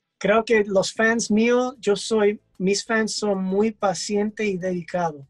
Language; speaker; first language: Spanish; early bilingual, heritage; English